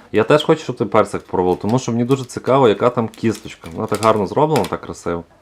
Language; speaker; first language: Ukrainian; native; Ukrainian